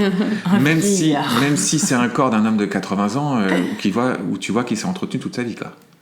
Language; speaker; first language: French; native; French